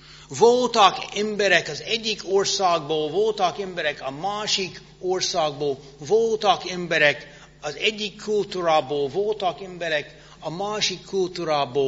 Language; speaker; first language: Hungarian; non-native, fluent; English